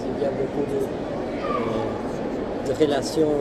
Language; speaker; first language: French; non-native, fluent; Spanish